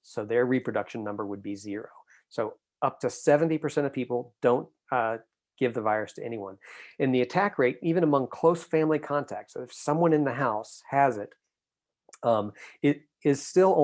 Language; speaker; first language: English; native; English